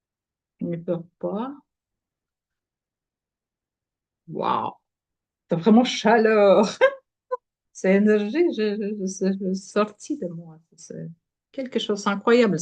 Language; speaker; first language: French; non-native, learner; Russian